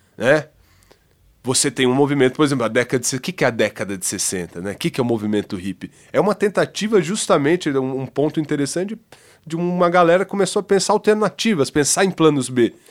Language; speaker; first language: Portuguese; native; Portuguese